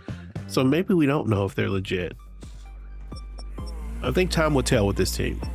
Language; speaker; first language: English; native; English